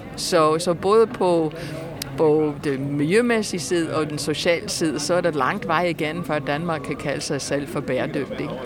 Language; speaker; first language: Danish; non-native, fluent; English